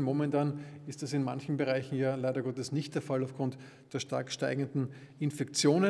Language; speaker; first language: German; native; German